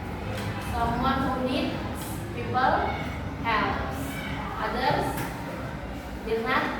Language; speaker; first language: English; non-native, learner; Indonesian